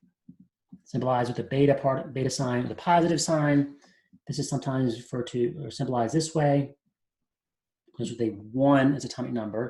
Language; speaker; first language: English; native; English